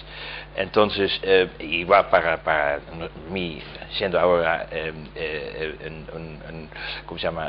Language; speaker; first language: Spanish; non-native, fluent; Dutch